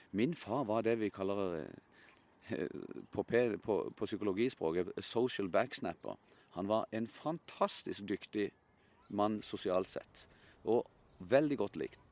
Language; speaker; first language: Norwegian; native; Norwegian